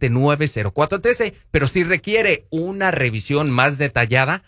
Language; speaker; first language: Spanish; native; Spanish